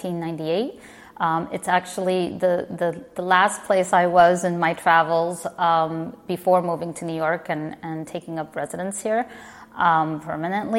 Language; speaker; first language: English; native; English